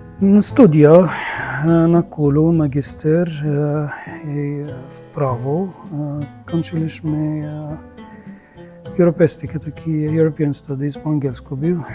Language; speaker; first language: Polish; non-native, learner; Arabic